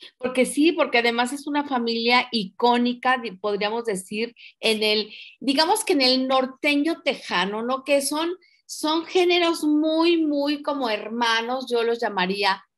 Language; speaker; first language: Spanish; native; Spanish